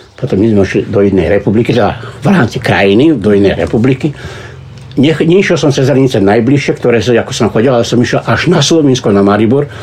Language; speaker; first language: Slovak; early bilingual, heritage; Slovak